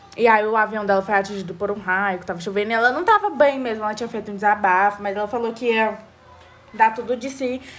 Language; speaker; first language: Portuguese; native; Portuguese